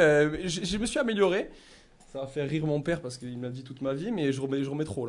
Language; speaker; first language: French; native; French